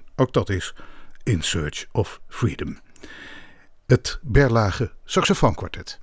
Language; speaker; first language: Dutch; native; Dutch